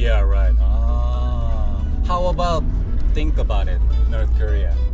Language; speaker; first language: English; non-native, learner; Korean